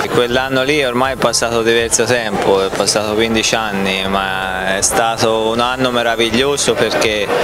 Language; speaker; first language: Italian; native; Italian